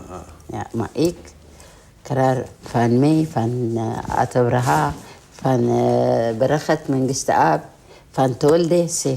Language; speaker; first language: Dutch; non-native, learner; Tigrinya